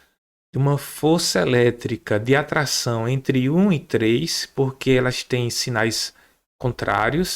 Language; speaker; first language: Portuguese; native; Portuguese